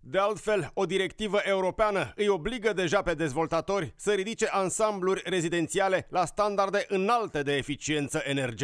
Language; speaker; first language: Romanian; native; Romanian